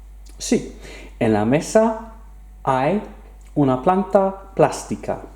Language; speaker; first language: Spanish; non-native, fluent; English